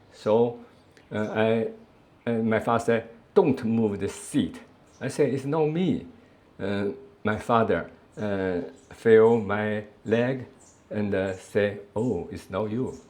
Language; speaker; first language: English; non-native, learner; Chinese